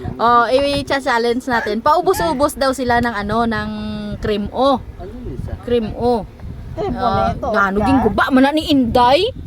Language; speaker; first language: Filipino; non-native, local second language; Hiligaynon